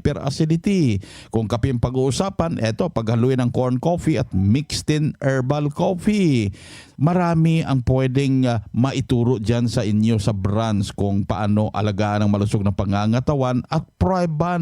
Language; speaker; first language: Filipino; native; Filipino